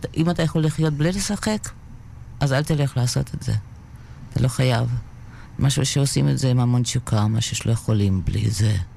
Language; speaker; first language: Hebrew; non-native, fluent; Russian